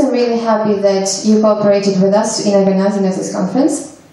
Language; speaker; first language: English; non-native, fluent; Ukrainian